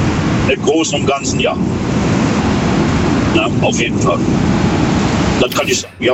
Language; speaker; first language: German; native; German